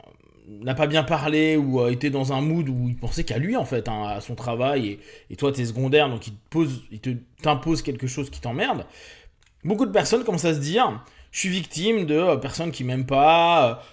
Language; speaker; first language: French; native; French